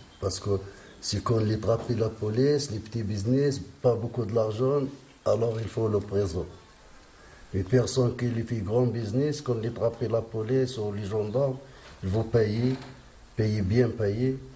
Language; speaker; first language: French; non-native, learner; Arabic